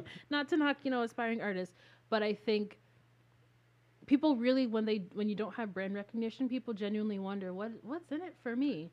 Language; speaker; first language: English; native; English